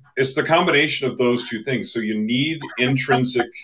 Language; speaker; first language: English; native; English